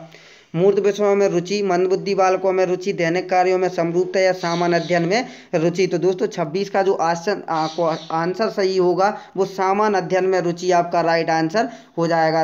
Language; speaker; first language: Hindi; native; Hindi